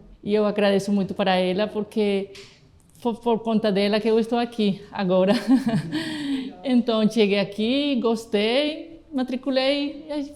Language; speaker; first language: Portuguese; non-native, fluent; Spanish